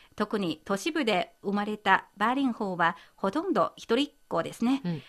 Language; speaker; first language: Japanese; non-native, fluent; Chinese